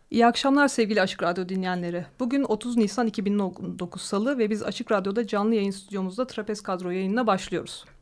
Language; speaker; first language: Turkish; native; Turkish